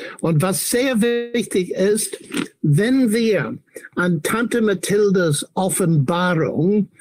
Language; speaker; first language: German; non-native, fluent; English